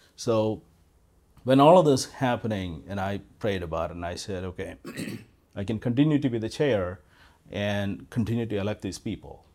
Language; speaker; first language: English; non-native, local second language; Malayalam